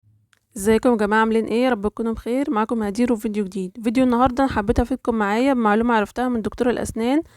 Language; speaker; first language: Arabic; native; Arabic